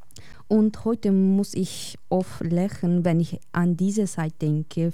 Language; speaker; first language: German; non-native, fluent; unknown